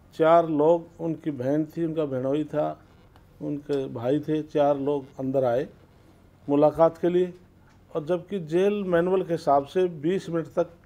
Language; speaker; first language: Hindi; native; Hindi